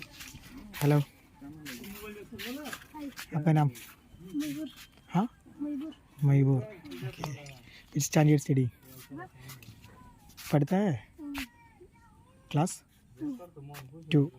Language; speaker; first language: Hindi; non-native, local second language; Malayalam